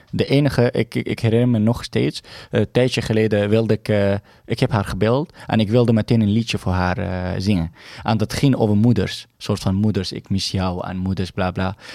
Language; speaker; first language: Dutch; non-native, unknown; Arabic